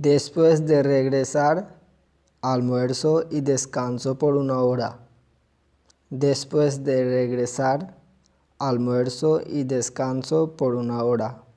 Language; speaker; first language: Spanish; non-native, fluent; Urdu